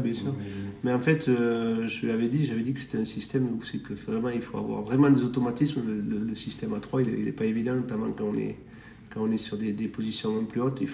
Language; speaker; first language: French; native; French